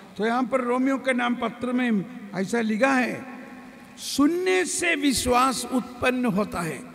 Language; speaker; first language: Hindi; non-native, local second language; Malayalam